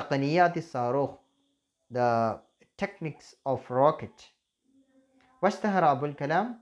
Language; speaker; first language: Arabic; non-native, fluent; Malayalam